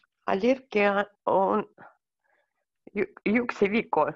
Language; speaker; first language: Finnish; non-native, learner; Russian